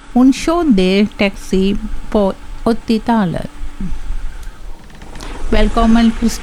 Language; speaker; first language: Swedish; non-native, learner; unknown